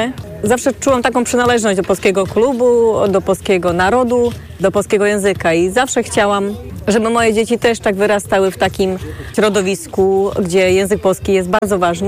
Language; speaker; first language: Polish; early bilingual, heritage; Polish